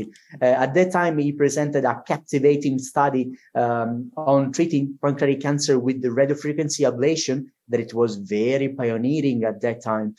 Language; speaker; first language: English; non-native, fluent; Italian